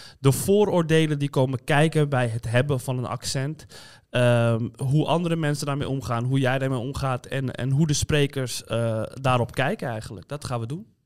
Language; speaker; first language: Dutch; native; Dutch